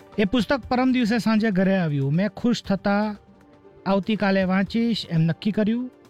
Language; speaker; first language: Gujarati; native; Gujarati